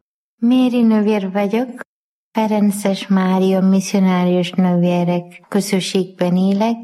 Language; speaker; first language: Hungarian; non-native, learner; Malayalam